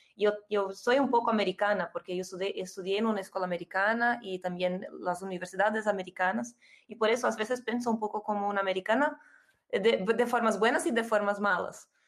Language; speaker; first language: Spanish; non-native, fluent; Portuguese